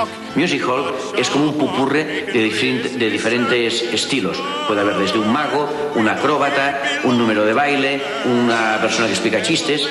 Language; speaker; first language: Spanish; native; Spanish